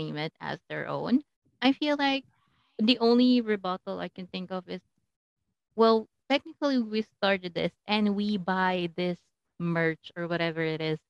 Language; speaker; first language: English; non-native, local second language; Filipino